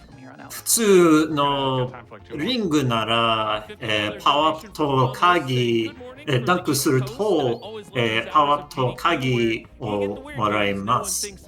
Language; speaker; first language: Japanese; non-native, learner; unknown